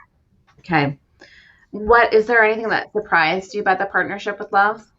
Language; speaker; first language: English; native; English